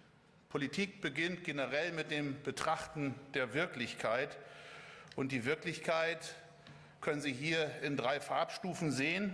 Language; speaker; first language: German; native; German